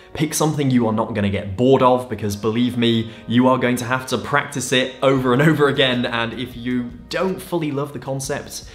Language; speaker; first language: English; native; English